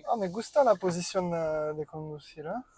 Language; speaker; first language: Spanish; non-native, learner; French